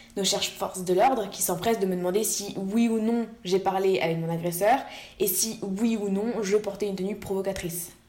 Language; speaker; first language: French; native; French